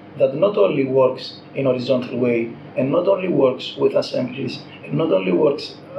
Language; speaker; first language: English; non-native, fluent; Greek